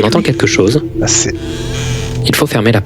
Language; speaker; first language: French; native; French